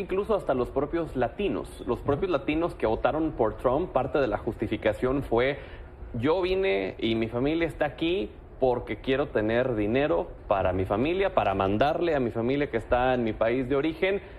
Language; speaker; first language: Spanish; native; Spanish